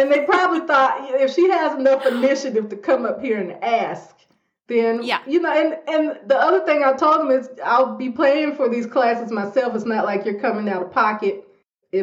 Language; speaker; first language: English; native; English